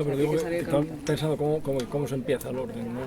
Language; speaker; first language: Spanish; native; Spanish